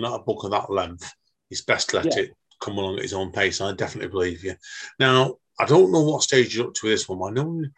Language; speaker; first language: English; native; English